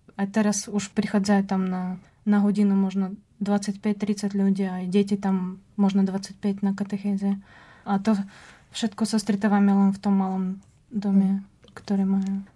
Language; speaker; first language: Slovak; non-native, fluent; Russian